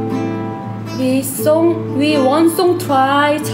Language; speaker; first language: English; non-native, learner; Thai